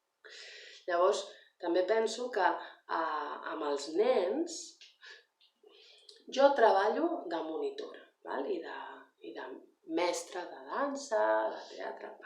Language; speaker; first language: Catalan; non-native, learner; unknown